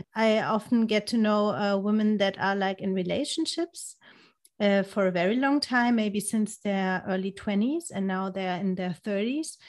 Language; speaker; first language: English; non-native, fluent; German